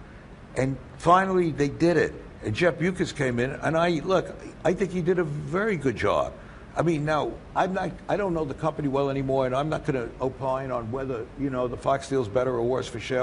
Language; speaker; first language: English; native; English